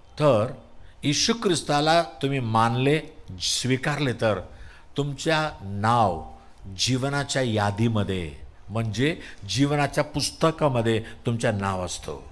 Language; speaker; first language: Marathi; non-native, local second language; Tamil